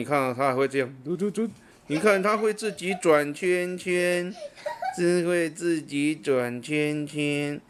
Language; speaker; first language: Chinese; native; Chinese